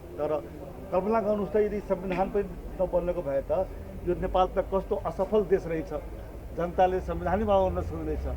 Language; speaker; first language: Nepali; non-native, local second language; Maithili